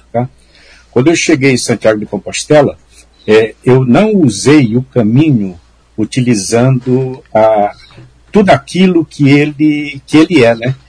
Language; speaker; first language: Portuguese; native; Portuguese